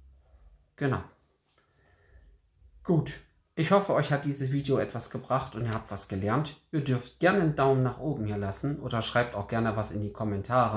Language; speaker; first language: German; native; German